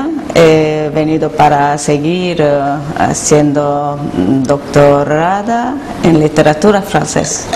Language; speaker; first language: Spanish; non-native, learner; Korean